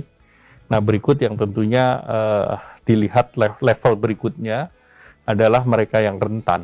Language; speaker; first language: Indonesian; native; Indonesian